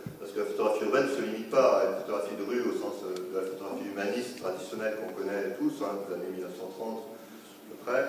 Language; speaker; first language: French; native; French